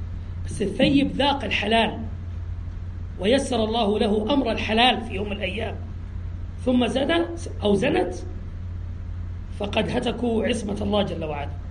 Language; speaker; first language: Arabic; native; Arabic